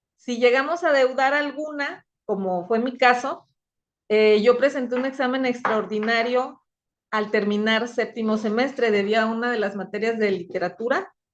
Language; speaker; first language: Spanish; native; Spanish